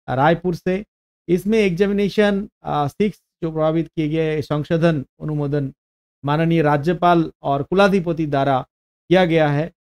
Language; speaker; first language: Hindi; non-native, local second language; Bangla